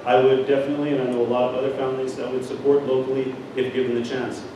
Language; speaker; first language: English; native; English